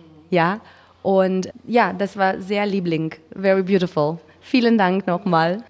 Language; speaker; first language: German; non-native, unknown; Macedonian